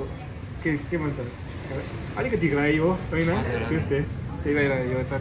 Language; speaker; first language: Nepali; non-native, fluent; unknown